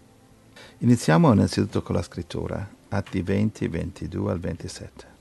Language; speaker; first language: Italian; native; Italian